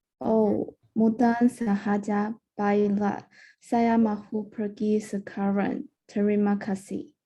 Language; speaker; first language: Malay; non-native, learner; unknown